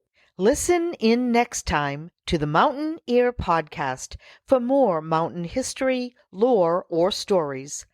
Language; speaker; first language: English; native; English